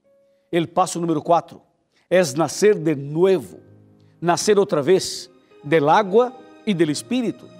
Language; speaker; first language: Spanish; non-native, fluent; Portuguese